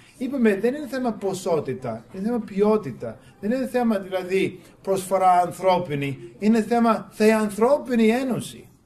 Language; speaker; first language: Greek; non-native, fluent; English